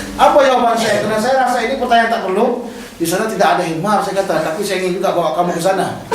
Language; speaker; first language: Malay; native; Malay